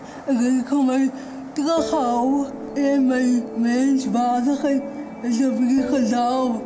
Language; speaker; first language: Dutch; non-native, learner; Afrikaans